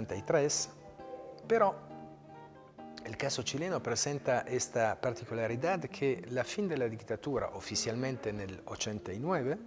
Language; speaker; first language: Spanish; non-native, fluent; Italian